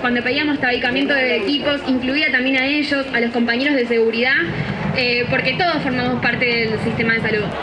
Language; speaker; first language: Spanish; native; Spanish